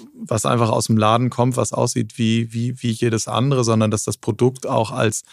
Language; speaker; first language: German; native; German